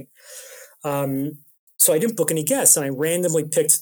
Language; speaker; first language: English; native; English